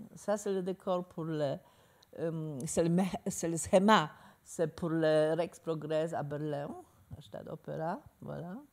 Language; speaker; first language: French; non-native, learner; Polish